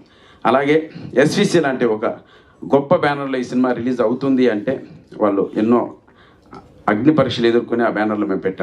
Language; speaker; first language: Telugu; native; Telugu